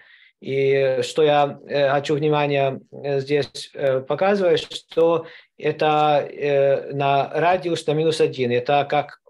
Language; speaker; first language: Russian; non-native, learner; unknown